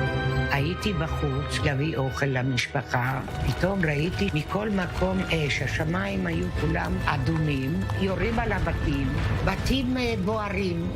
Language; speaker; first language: Hebrew; early bilingual, other home language; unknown